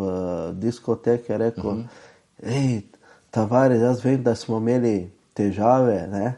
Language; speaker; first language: Slovenian; non-native, fluent; Portuguese